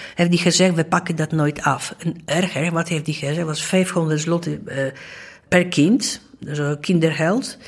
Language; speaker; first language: Dutch; non-native, fluent; Polish